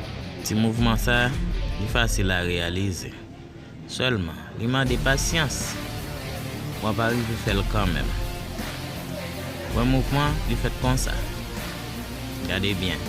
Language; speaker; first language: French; non-native, local second language; Haitian Creole